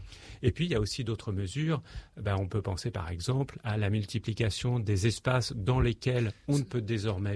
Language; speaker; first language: French; native; French